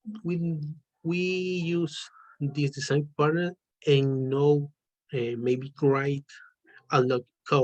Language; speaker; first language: English; non-native, learner; Spanish